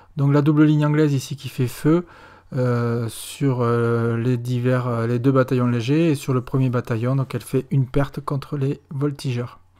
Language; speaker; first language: French; native; French